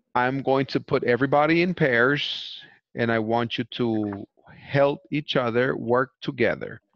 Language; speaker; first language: Spanish; early bilingual, heritage; Spanish